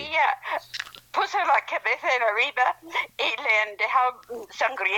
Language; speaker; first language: Spanish; non-native, fluent; English